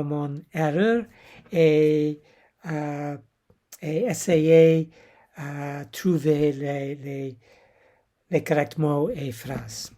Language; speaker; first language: French; non-native, learner; English